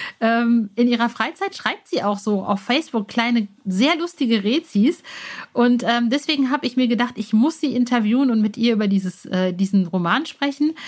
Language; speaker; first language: German; native; German